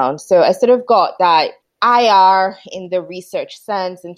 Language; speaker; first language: English; non-native, local second language; Yoruba